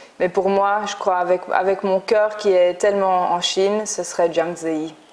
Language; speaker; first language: French; early bilingual, other home language; English